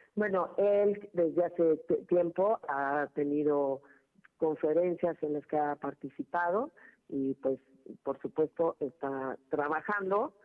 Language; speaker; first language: Spanish; native; Spanish